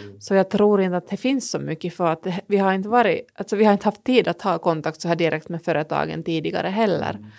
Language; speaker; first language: Swedish; non-native, local second language; Finnish